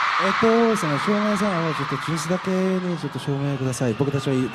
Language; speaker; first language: Japanese; non-native, fluent; Korean